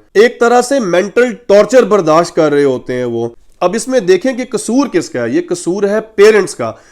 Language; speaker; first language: Urdu; native; Urdu